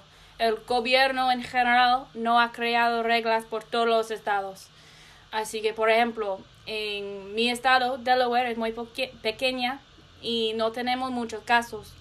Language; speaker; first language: Spanish; non-native, learner; English